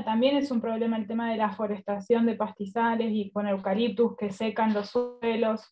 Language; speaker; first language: Spanish; native; Spanish